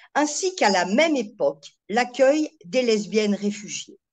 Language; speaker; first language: French; native; French